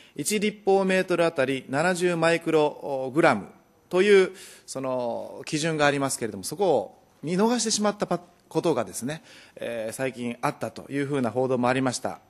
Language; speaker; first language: Japanese; native; Japanese